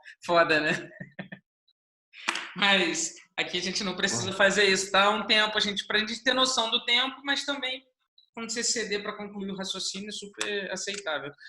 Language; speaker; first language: Portuguese; native; Portuguese